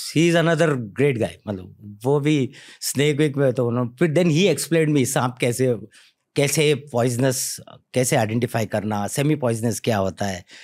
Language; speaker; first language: Hindi; native; Hindi